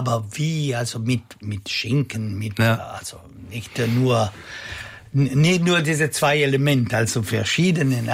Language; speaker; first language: German; non-native, learner; Italian